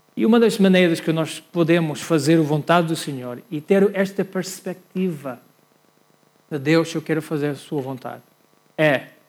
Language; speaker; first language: Portuguese; non-native, learner; English